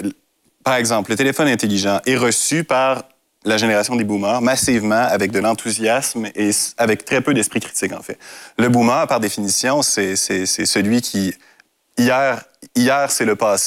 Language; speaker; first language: French; native; French